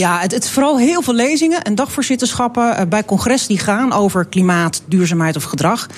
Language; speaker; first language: Dutch; native; Dutch